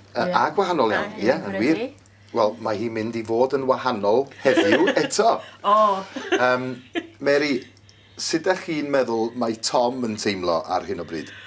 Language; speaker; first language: Welsh; native; Welsh